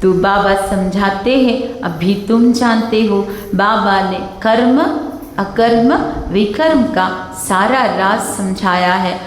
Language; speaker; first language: Hindi; non-native, local second language; Kannada